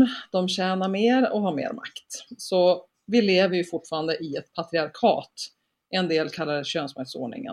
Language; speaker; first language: Swedish; native; Swedish